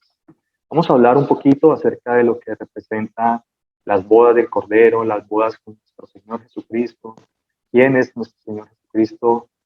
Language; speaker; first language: Spanish; native; Spanish